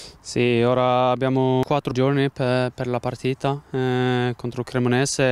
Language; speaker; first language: Italian; non-native, learner; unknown